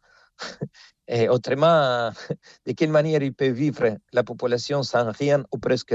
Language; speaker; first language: French; non-native, fluent; Spanish